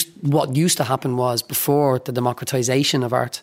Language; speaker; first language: English; native; English